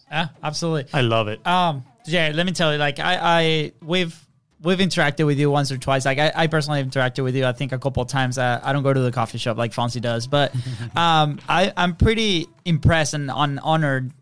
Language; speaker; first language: English; non-native, fluent; Spanish